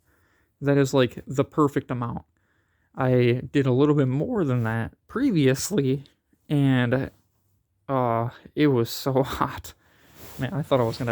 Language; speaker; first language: English; native; English